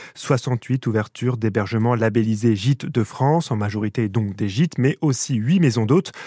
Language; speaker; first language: French; native; French